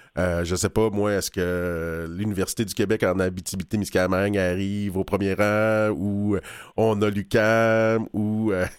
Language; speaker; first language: French; native; French